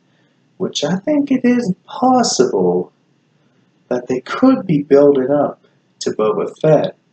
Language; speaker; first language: English; native; English